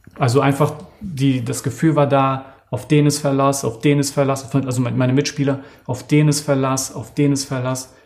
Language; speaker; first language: German; early bilingual, other home language; Serbian